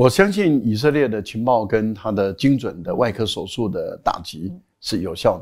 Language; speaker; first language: Chinese; native; Chinese